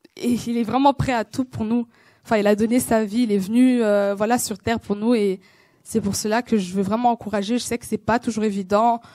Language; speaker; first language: French; non-native, local second language; Kinyarwanda